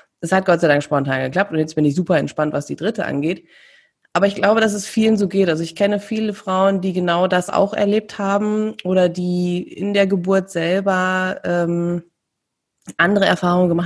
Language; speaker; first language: German; native; German